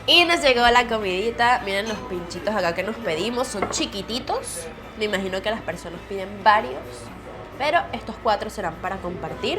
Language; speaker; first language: Spanish; native; Spanish